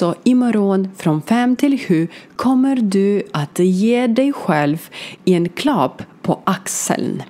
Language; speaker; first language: Swedish; non-native, learner; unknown